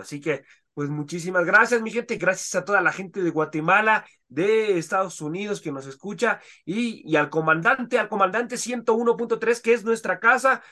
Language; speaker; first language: Spanish; native; Spanish